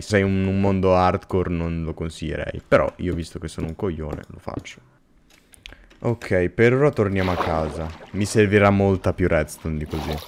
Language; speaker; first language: Italian; native; Italian